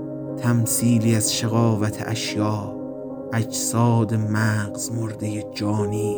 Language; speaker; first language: Persian; native; Persian